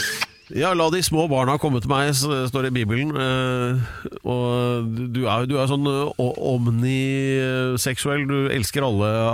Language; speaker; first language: Norwegian; native; Norwegian